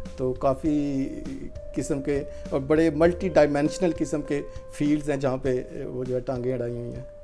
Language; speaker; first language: Hindi; non-native, local second language; Punjabi